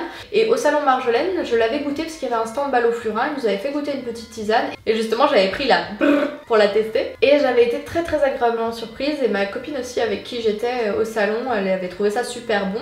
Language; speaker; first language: French; native; French